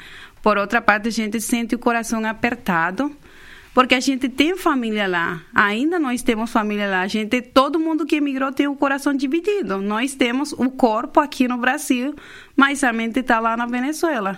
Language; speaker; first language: Portuguese; non-native, fluent; Spanish